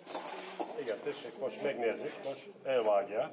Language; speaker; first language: Hungarian; non-native, learner; Turkish